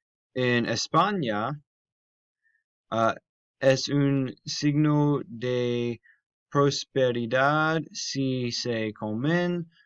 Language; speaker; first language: Spanish; non-native, learner; English